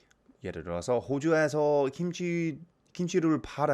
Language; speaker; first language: Korean; non-native, learner; English